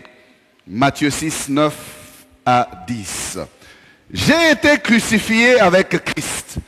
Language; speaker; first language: French; non-native, local second language; Swahili